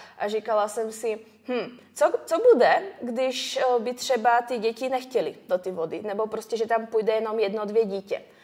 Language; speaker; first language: Czech; native; Czech